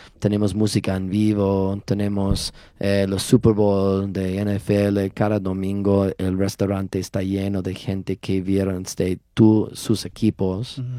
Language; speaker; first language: Spanish; non-native, learner; English